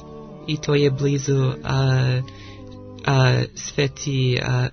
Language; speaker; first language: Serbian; non-native, learner; English